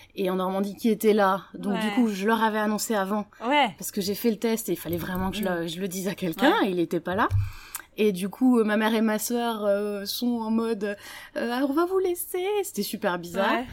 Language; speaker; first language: French; native; French